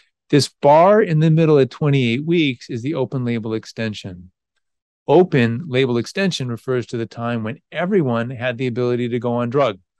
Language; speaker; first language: English; native; English